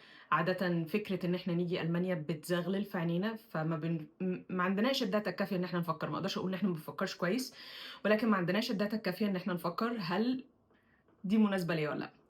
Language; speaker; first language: Arabic; native; Arabic